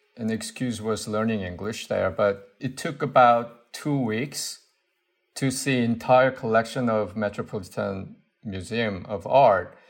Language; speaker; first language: English; non-native, fluent; Korean